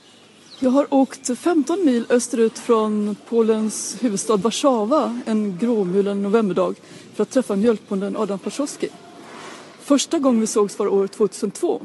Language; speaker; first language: Swedish; native; Swedish